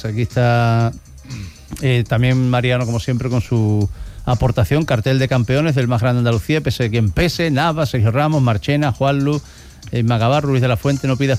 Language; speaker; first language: Spanish; native; Spanish